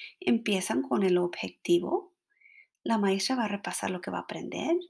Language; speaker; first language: Spanish; non-native, fluent; English